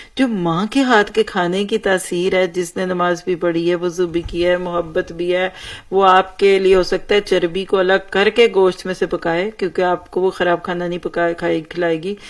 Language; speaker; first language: Urdu; native; Urdu